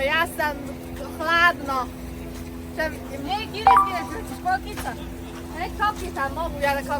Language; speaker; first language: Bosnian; non-native, learner; Chinese